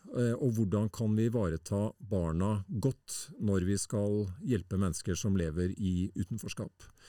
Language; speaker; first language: Norwegian; native; Norwegian